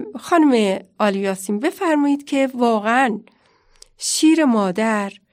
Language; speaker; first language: Persian; native; Persian